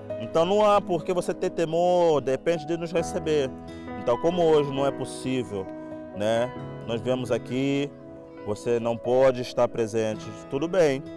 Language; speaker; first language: Portuguese; native; Portuguese